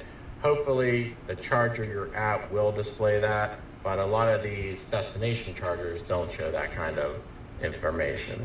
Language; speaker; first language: English; native; English